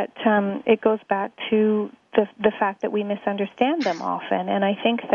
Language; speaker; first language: English; native; English